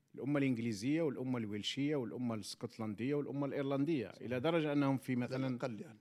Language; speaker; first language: Arabic; native; Arabic